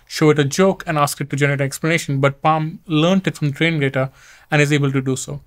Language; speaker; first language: English; non-native, local second language; Hindi